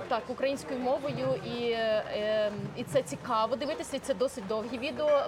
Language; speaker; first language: Ukrainian; native; Ukrainian